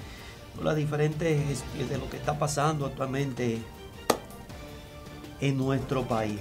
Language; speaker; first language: Spanish; native; Spanish